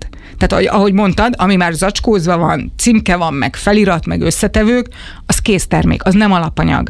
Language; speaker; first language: Hungarian; native; Hungarian